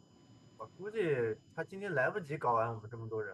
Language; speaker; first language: Chinese; native; Chinese